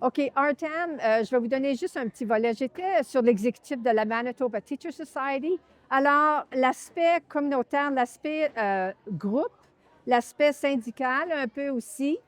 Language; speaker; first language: French; native; French